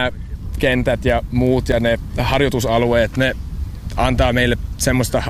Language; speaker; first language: Finnish; non-native, learner; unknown